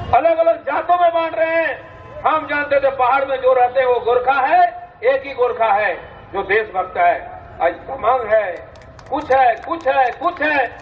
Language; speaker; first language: Hindi; non-native, local second language; Bangla